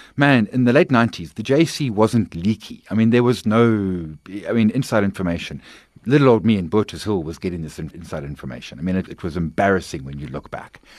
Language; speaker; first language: English; native; English